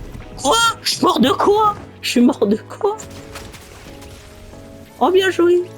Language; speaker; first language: French; native; French